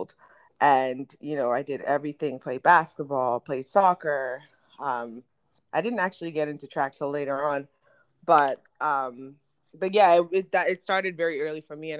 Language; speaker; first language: English; non-native, local second language; Akan